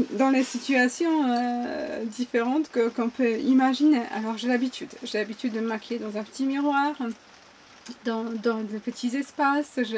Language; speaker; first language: French; non-native, fluent; Polish